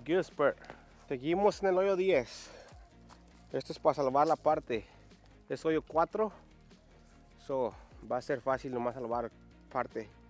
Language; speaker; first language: Spanish; early bilingual, heritage; Spanish